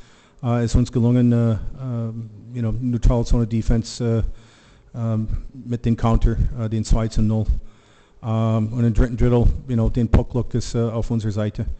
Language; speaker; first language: German; non-native, learner; English